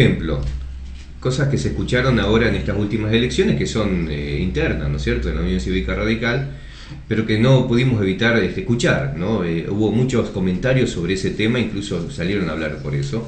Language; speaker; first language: Spanish; native; Spanish